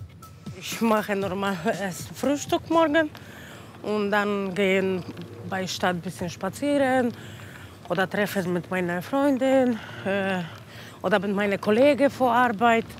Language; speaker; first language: German; non-native, learner; Polish